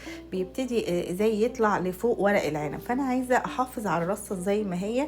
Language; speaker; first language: Arabic; native; Arabic